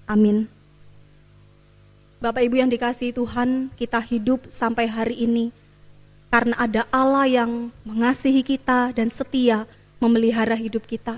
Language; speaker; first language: Indonesian; native; Indonesian